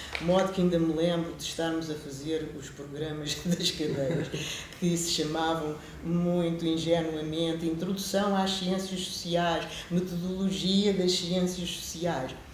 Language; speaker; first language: Portuguese; native; Portuguese